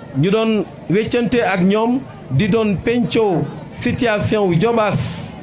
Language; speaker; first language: Wolof; non-native, local second language; Serer